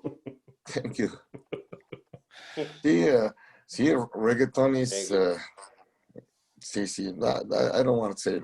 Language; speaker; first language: English; non-native, learner; Spanish